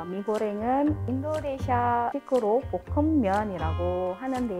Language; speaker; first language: Korean; non-native, fluent; Indonesian